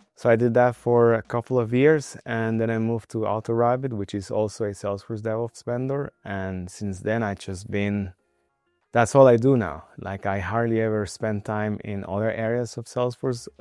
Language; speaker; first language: English; non-native, fluent; Spanish